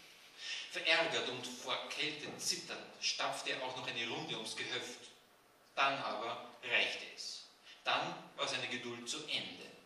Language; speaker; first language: German; native; German